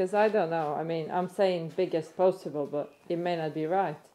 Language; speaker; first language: English; native; English